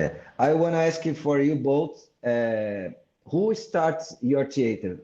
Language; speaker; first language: English; non-native, fluent; Portuguese